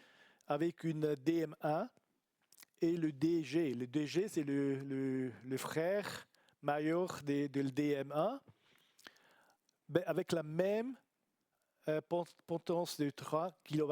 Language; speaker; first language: French; non-native, learner; Italian